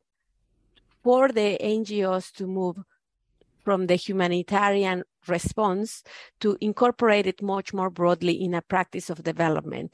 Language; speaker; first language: English; non-native, fluent; Spanish